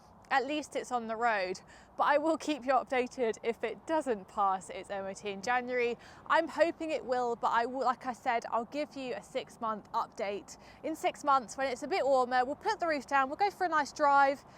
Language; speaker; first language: English; native; English